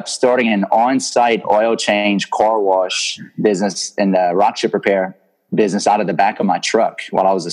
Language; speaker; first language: English; native; English